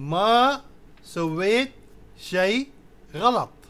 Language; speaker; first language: Arabic; non-native, fluent; Urdu